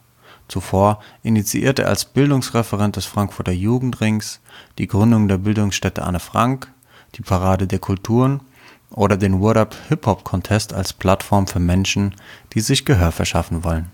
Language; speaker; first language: German; native; German